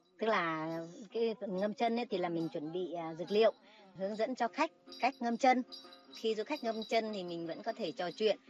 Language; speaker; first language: Vietnamese; non-native, local second language; Tày